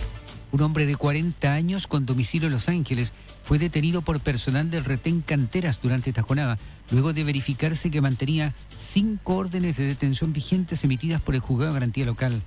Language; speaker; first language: Spanish; native; Spanish